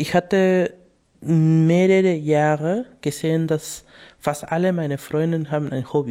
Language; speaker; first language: German; non-native, learner; Spanish